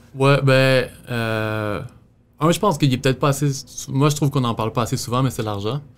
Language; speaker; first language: French; native; French